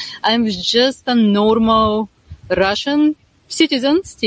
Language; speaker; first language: English; non-native, fluent; Russian